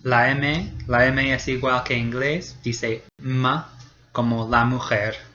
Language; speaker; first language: Spanish; non-native, fluent; English